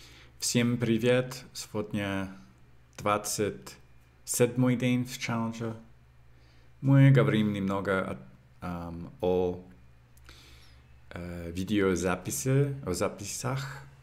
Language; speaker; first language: Russian; non-native, learner; English